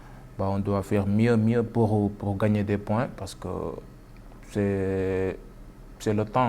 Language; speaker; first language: French; non-native, local second language; Wolof